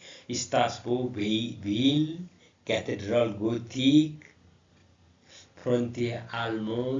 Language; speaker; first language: French; non-native, learner; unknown